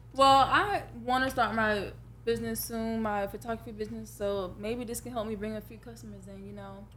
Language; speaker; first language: English; early bilingual, other home language; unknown